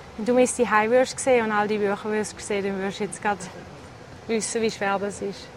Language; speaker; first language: German; native; German